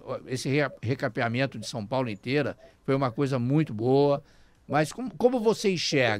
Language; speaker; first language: Portuguese; native; Portuguese